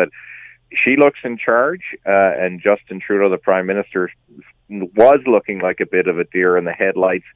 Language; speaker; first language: English; native; English